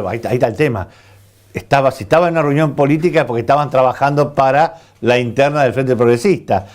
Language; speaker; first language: Spanish; native; Spanish